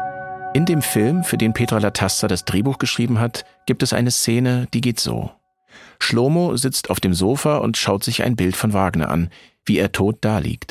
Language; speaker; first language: German; native; German